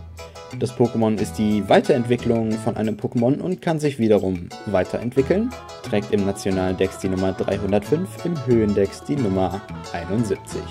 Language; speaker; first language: German; native; German